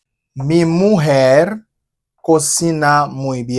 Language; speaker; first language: Spanish; non-native, fluent; Haitian Creole